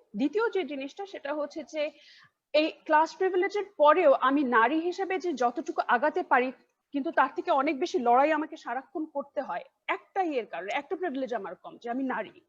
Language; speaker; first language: Bangla; native; Bangla